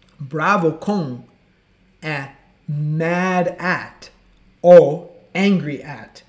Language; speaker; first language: Portuguese; non-native, fluent; English